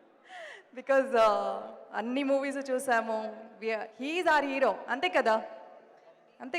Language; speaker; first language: Telugu; non-native, fluent; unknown